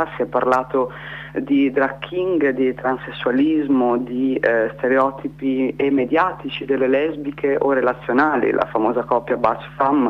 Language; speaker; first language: Italian; native; Italian